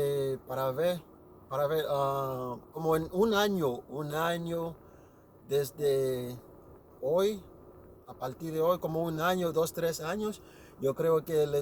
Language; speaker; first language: Spanish; non-native, learner; Haitian Creole